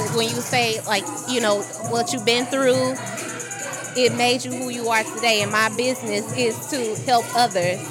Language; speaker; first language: English; native; English